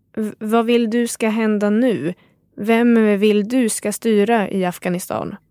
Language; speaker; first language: Swedish; native; Swedish